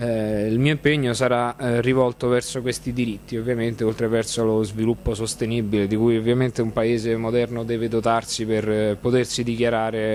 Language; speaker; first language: Italian; native; Italian